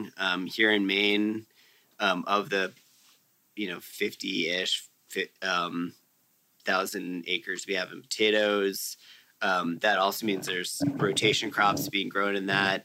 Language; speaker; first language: English; native; English